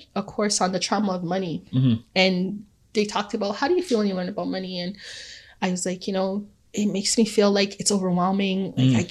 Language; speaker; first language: English; early bilingual, other home language; Akan